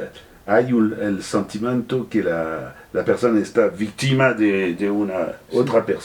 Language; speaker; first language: Spanish; non-native, fluent; French